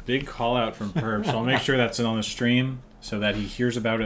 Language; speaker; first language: English; native; English